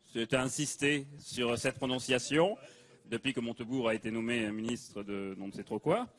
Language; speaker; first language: French; native; French